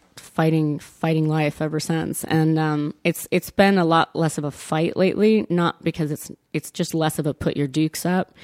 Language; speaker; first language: English; early bilingual, other home language; Italian